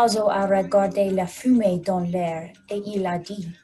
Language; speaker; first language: French; non-native, learner; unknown